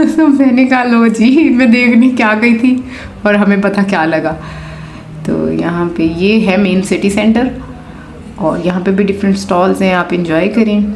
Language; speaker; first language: Urdu; non-native, local second language; Punjabi